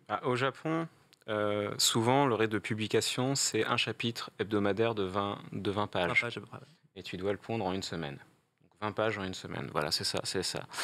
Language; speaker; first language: French; native; French